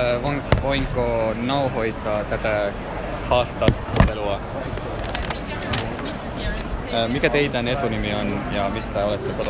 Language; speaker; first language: Finnish; non-native, learner; Estonian